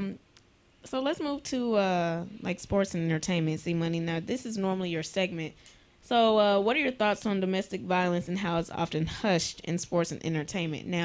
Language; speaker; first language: English; native; English